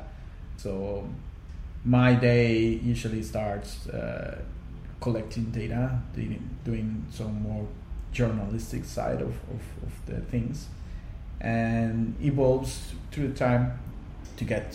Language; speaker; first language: English; non-native, fluent; Spanish